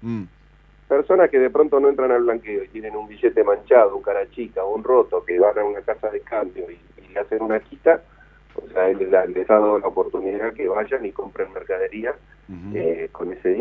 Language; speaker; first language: Spanish; native; Spanish